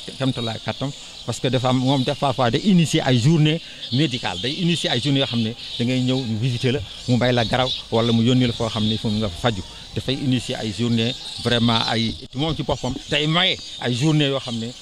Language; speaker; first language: Wolof; non-native, local second language; Fula